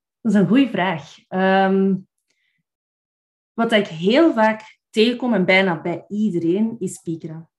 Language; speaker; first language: Dutch; native; Dutch